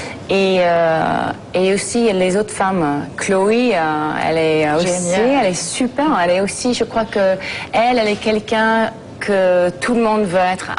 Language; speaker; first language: French; non-native, fluent; English